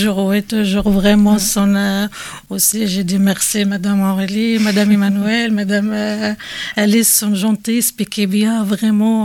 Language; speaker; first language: French; non-native, learner; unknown